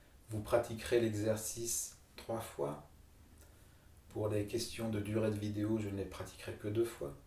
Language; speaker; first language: French; native; French